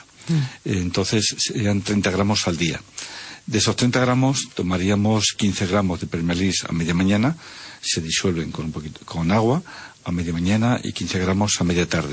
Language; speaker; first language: Spanish; native; Spanish